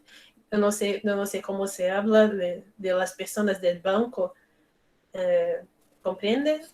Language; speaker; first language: Spanish; non-native, learner; Portuguese